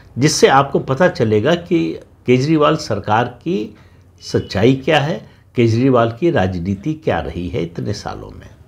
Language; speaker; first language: Hindi; native; Hindi